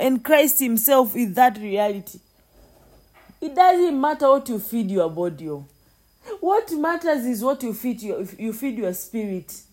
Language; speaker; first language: English; non-native, local second language; Swahili